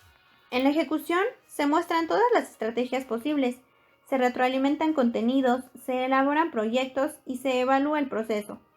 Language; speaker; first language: Spanish; native; Spanish